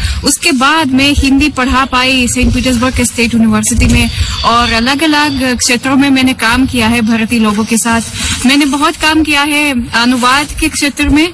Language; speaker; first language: Hindi; non-native, fluent; Russian